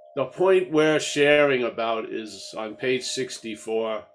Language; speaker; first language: English; native; English